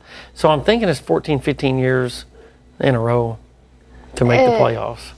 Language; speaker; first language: English; native; English